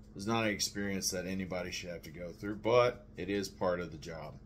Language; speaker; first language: English; native; English